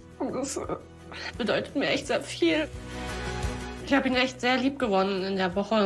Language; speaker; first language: German; native; German